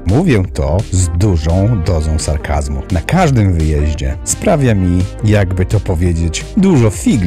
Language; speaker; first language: Polish; native; Polish